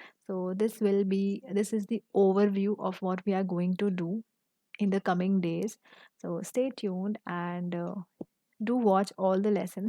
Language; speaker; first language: English; non-native, local second language; Hindi